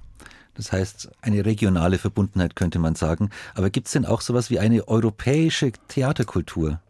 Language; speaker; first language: German; native; German